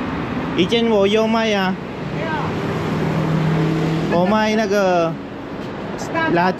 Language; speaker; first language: Chinese; non-native, learner; Filipino